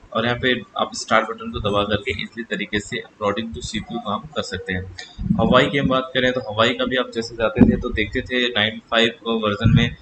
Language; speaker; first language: Hindi; native; Hindi